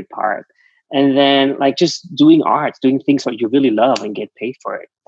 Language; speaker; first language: English; non-native, fluent; Vietnamese